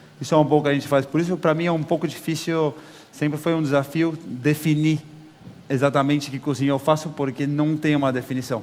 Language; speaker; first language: Portuguese; native; Portuguese